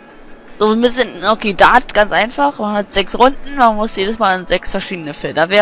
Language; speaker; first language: German; native; German